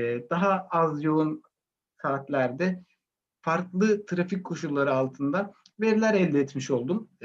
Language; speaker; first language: Turkish; native; Turkish